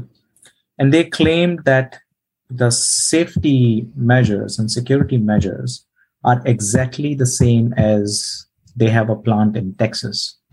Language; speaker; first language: English; non-native, local second language; Hindi